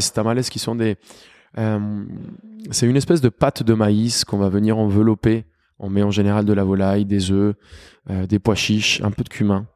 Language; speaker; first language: French; non-native, fluent; Spanish